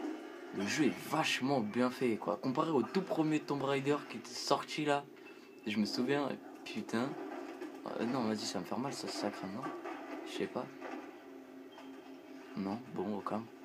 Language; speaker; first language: French; native; French